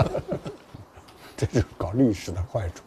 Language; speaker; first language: Chinese; native; Chinese